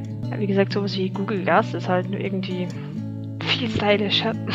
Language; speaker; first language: German; native; German